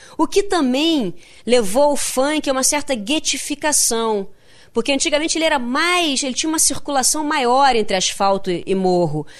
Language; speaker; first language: Portuguese; native; Portuguese